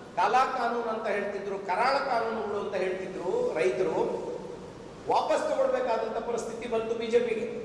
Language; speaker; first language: Kannada; native; Kannada